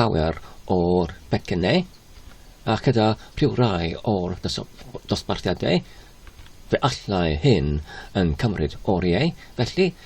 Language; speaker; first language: Welsh; non-native, learner; Polish